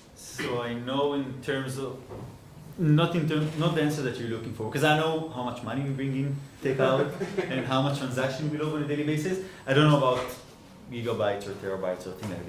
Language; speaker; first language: English; non-native, fluent; Hebrew